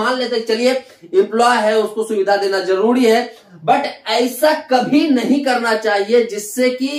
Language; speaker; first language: Hindi; native; Hindi